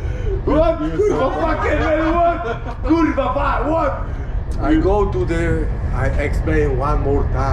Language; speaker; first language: English; non-native, learner; Polish